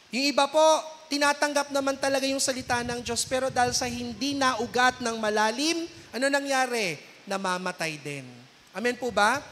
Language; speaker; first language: Filipino; native; Filipino